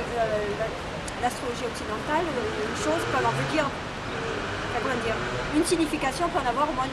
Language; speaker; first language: French; native; French